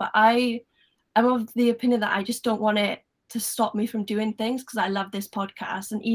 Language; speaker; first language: English; native; English